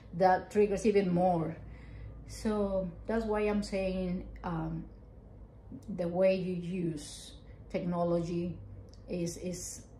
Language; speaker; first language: English; non-native, fluent; Spanish